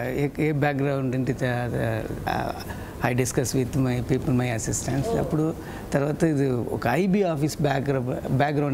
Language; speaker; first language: Telugu; non-native, learner; Tamil